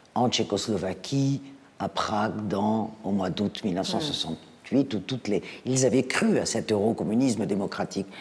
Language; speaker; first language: French; native; French